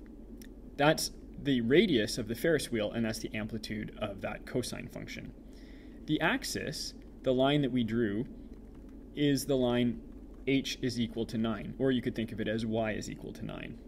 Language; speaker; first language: English; native; English